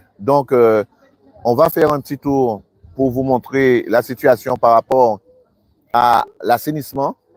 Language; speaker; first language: French; native; French